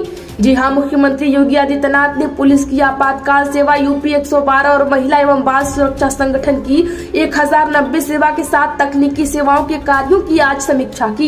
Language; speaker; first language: Hindi; native; Hindi